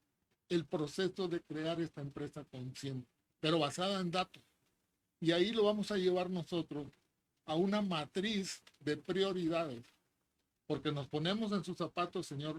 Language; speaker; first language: Spanish; native; Spanish